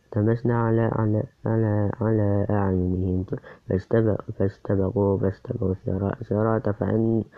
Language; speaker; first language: Arabic; non-native, learner; Indonesian